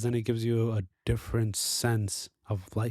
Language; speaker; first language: English; native; English